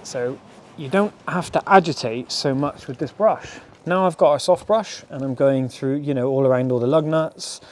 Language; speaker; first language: English; native; English